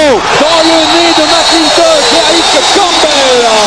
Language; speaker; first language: French; native; French